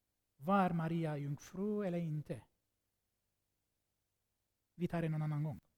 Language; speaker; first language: Swedish; non-native, fluent; Armenian